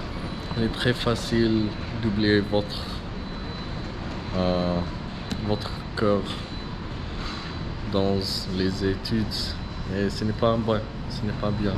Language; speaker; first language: French; non-native, learner; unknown